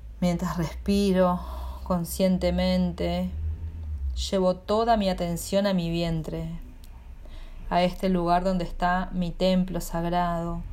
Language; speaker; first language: Spanish; native; Spanish